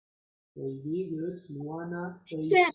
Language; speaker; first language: English; non-native, fluent; Spanish